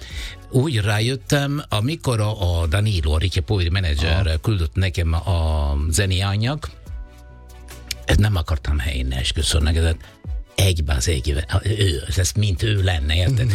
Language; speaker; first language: Hungarian; non-native, fluent; Italian